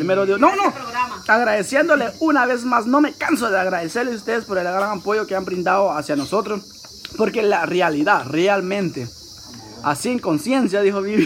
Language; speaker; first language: Spanish; native; Spanish